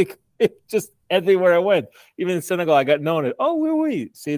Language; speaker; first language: English; native; English